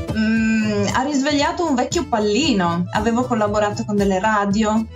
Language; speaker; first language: Italian; native; Italian